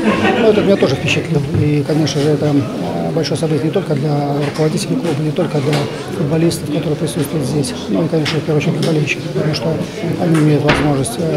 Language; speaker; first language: Russian; native; Russian